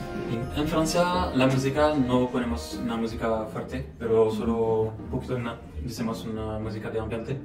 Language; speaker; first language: Spanish; non-native, learner; French